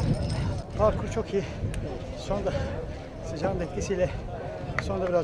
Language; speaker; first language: Turkish; native; Turkish